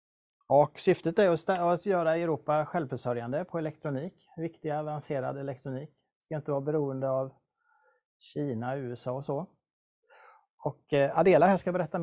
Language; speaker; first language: Swedish; native; Swedish